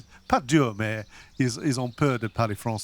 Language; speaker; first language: French; non-native, learner; English